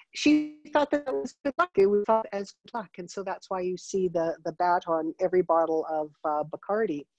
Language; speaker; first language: English; native; English